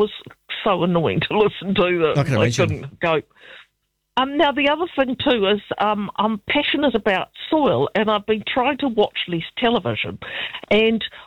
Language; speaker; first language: English; native; English